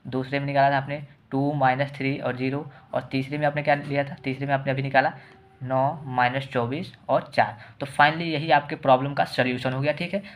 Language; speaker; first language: Hindi; native; Hindi